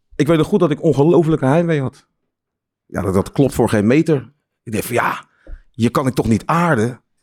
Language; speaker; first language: Dutch; native; Dutch